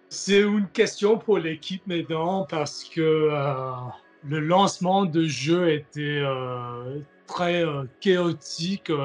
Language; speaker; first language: French; non-native, learner; English